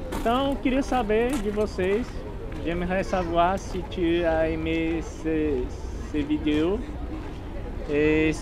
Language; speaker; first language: French; non-native, learner; Portuguese